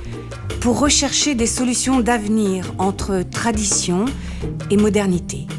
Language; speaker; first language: French; native; French